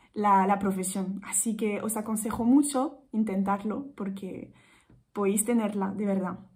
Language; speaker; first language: Spanish; non-native, fluent; French